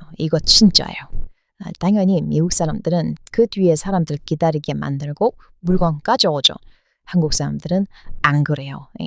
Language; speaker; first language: Korean; non-native, fluent; English